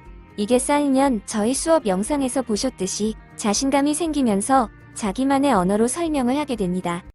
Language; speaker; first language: Korean; native; Korean